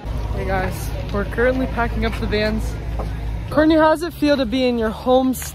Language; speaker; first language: English; native; English